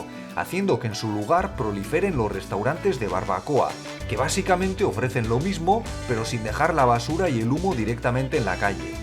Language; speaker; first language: Spanish; native; Spanish